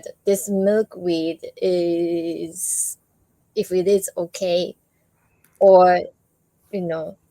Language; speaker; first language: English; non-native, learner; Japanese